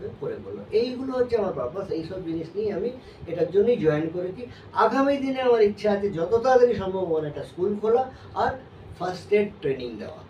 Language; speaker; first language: Bangla; native; Bangla